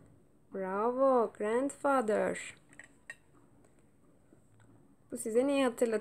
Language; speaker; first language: Turkish; native; Turkish